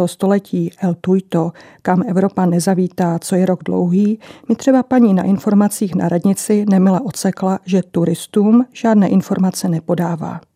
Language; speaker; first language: Czech; native; Czech